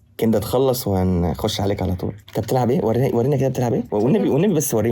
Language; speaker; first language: Arabic; native; Arabic